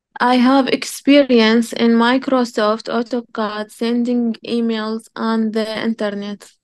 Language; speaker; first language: English; non-native, learner; Arabic